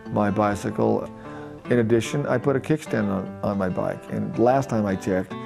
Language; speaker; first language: English; native; English